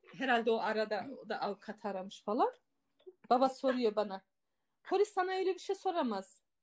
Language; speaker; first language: Turkish; native; Turkish